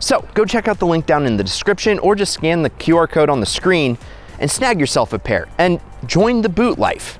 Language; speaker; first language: English; native; English